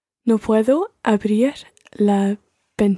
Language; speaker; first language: Spanish; non-native, learner; English